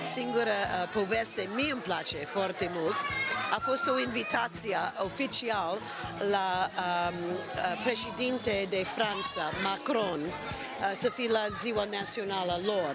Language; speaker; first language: Romanian; non-native, learner; English